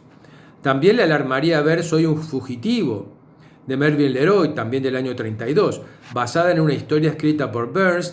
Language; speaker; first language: Spanish; native; Spanish